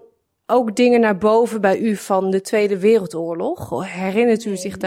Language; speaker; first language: Dutch; native; Dutch